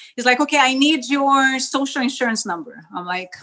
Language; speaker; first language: English; non-native, fluent; Spanish